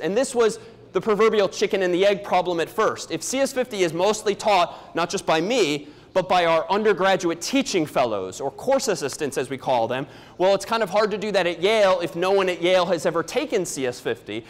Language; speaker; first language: English; native; English